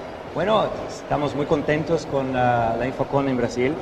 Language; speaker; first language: Spanish; non-native, fluent; Portuguese